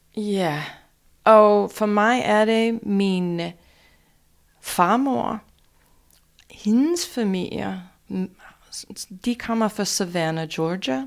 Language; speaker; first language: Danish; non-native, fluent; English